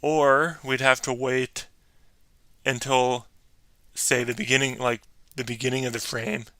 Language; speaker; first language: English; native; English